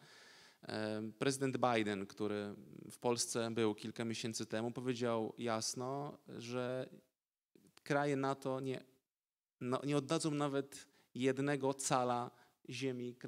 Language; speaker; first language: Polish; native; Polish